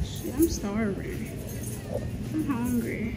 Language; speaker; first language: English; native; English